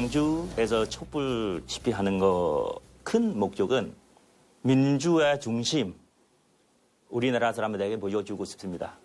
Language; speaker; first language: Korean; non-native, learner; Khmer